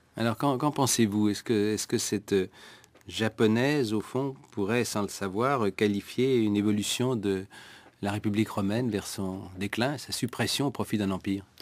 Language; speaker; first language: French; native; French